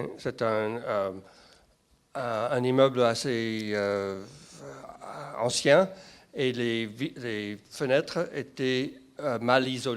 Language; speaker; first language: French; non-native, fluent; English